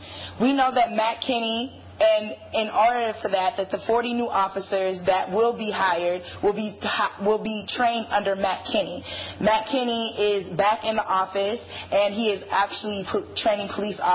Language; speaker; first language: English; native; English